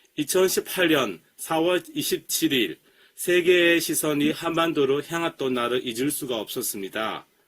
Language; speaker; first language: Korean; non-native, fluent; Burmese